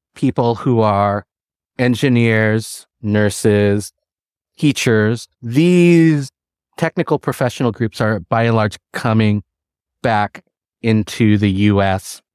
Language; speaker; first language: English; early bilingual, other home language; Filipino